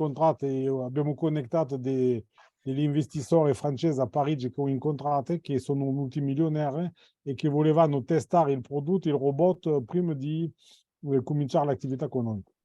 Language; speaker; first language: Italian; non-native, fluent; French